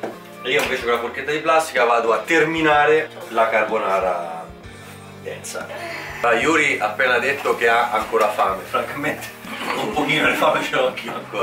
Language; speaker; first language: Italian; native; Italian